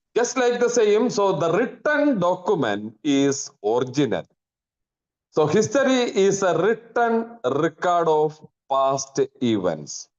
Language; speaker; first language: English; non-native, local second language; Malayalam